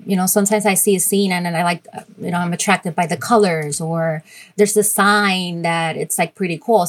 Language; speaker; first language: English; non-native, fluent; Spanish